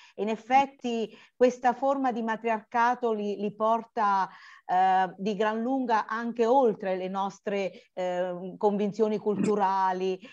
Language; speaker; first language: Italian; non-native, fluent; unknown